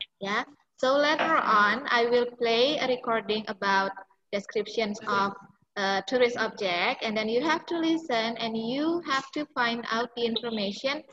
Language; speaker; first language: English; non-native, fluent; Indonesian